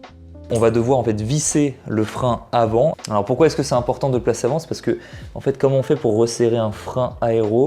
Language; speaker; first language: French; native; French